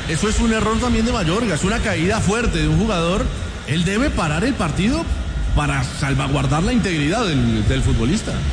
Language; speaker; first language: Spanish; native; Spanish